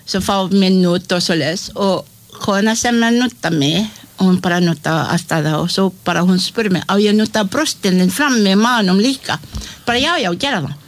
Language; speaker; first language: Icelandic; non-native, learner; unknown